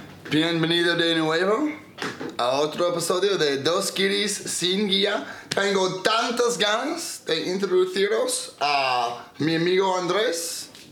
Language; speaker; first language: Spanish; non-native, fluent; English